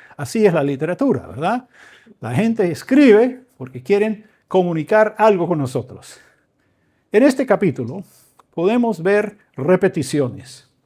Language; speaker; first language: Spanish; early bilingual, other home language; English